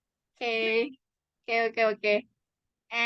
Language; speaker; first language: English; non-native, learner; Indonesian